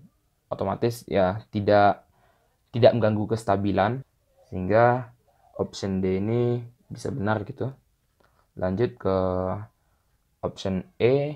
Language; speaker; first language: Indonesian; native; Indonesian